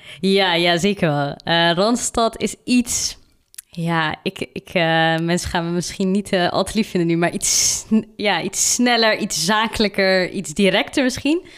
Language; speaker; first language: Dutch; early bilingual, other home language; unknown